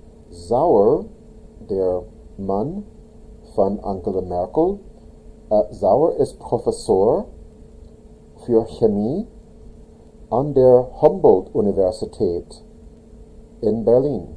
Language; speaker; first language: German; non-native, fluent; English